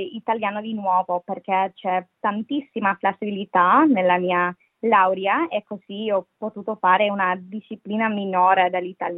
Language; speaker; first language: Italian; non-native, fluent; English